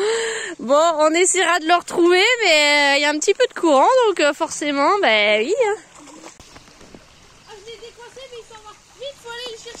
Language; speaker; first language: French; native; French